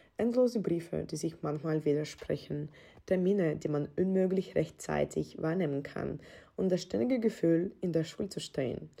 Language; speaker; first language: German; non-native, fluent; Ukrainian